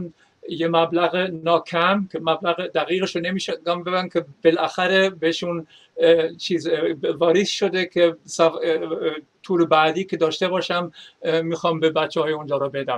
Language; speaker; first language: Persian; non-native, fluent; German